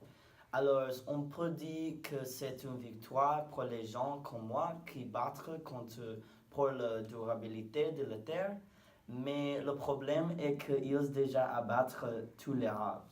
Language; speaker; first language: French; non-native, learner; English